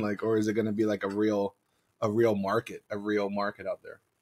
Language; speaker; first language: English; native; English